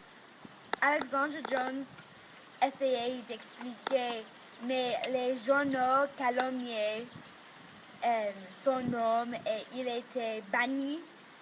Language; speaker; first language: French; non-native, learner; English